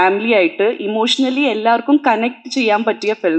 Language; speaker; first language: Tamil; non-native, fluent; Malayalam